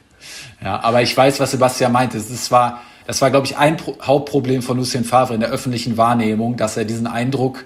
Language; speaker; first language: German; native; German